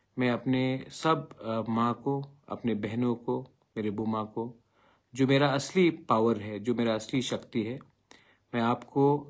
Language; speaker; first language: Hindi; non-native, local second language; Bangla